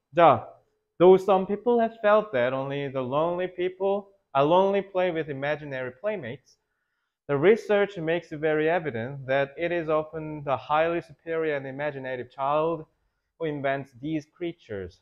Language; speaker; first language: English; non-native, fluent; Korean